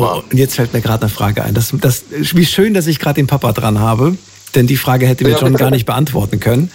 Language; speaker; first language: German; native; German